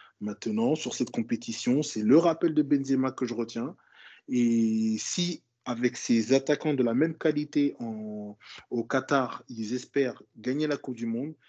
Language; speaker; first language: French; native; French